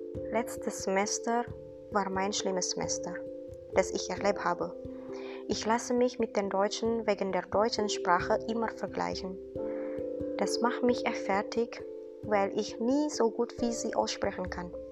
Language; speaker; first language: German; non-native, fluent; Indonesian